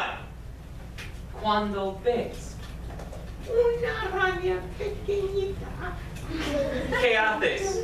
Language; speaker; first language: Spanish; non-native, fluent; English